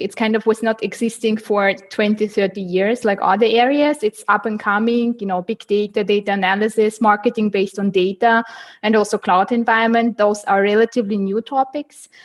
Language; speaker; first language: English; non-native, fluent; Uzbek